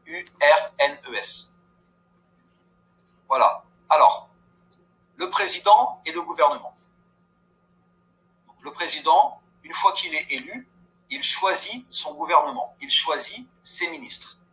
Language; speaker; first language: French; native; French